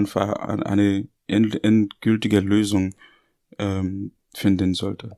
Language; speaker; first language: German; non-native, learner; Haitian Creole